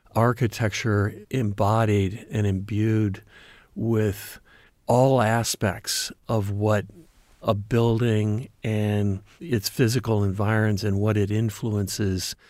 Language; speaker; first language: English; native; English